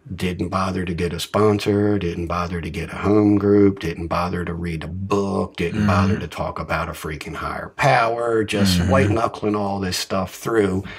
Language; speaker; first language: English; native; English